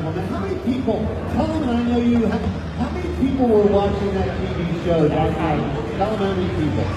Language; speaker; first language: English; native; English